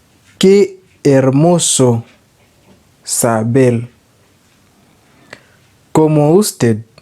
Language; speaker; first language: Spanish; non-native, learner; Haitian Creole